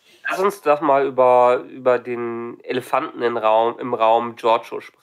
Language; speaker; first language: German; native; German